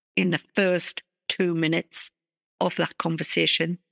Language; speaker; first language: English; native; English